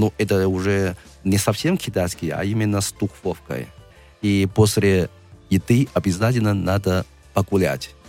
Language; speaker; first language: Russian; non-native, learner; Chinese